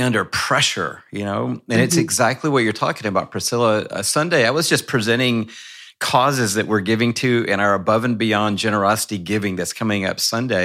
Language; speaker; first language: English; native; English